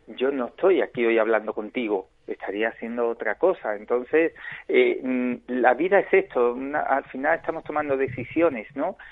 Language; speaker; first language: Spanish; native; Spanish